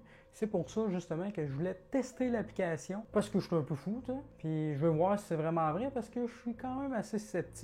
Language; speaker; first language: French; native; French